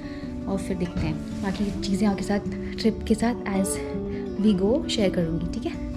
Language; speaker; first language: Hindi; native; Hindi